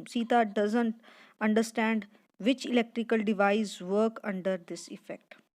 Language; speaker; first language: English; non-native, local second language; Punjabi